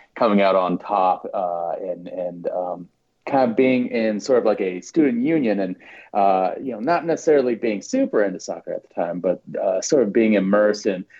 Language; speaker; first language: English; native; English